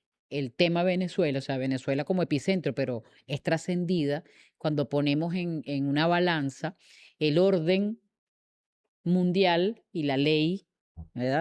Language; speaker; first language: Spanish; native; Spanish